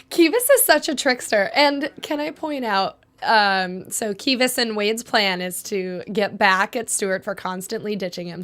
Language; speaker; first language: English; native; English